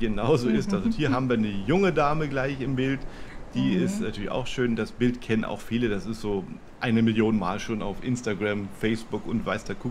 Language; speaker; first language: German; native; German